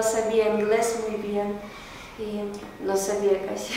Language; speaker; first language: Spanish; non-native, learner; Ukrainian